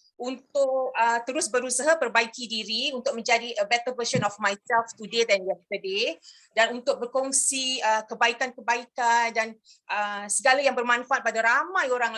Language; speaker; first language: Malay; native; Malay